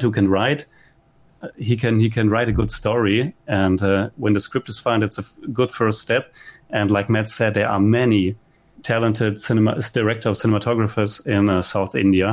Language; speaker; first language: English; non-native, fluent; German